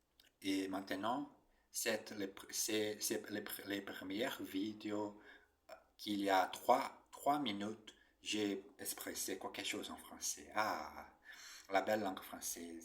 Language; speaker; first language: French; non-native, learner; Portuguese